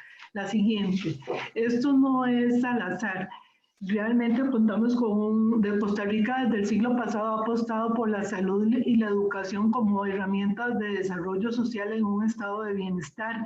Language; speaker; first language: Spanish; native; Spanish